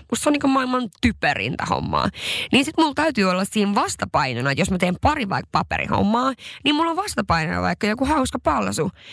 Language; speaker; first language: Finnish; non-native, local second language; Swedish